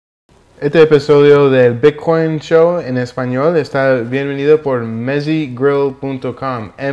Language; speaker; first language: Spanish; early bilingual, heritage; Spanish